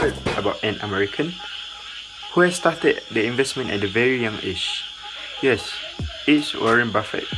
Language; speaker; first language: English; non-native, local second language; Malay